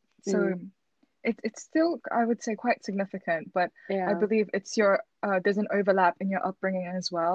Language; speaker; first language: English; early bilingual, other home language; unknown